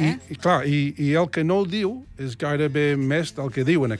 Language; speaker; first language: Catalan; non-native, fluent; English